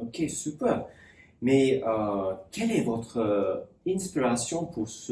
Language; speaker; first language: French; non-native, fluent; English